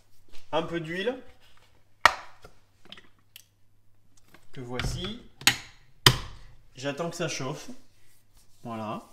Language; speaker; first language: French; native; French